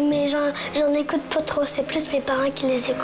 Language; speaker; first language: French; early bilingual, other home language; Arabic